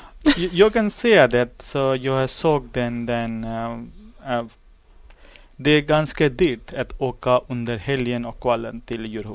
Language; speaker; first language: Swedish; non-native, learner; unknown